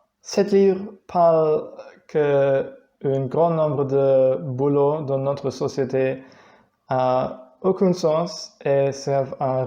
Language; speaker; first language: French; non-native, learner; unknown